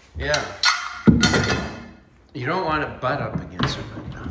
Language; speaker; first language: English; native; English